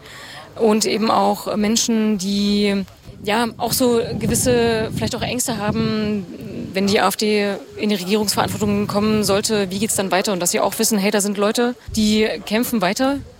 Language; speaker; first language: German; native; German